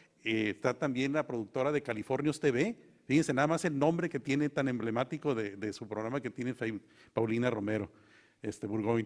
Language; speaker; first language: Spanish; native; Spanish